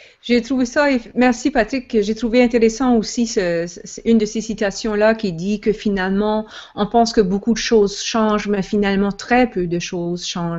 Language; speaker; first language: French; native; French